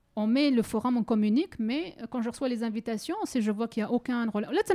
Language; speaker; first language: French; native; French